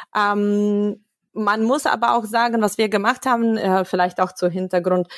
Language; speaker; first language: German; non-native, fluent; Russian